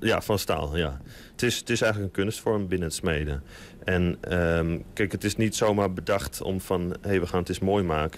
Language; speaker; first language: Dutch; native; Dutch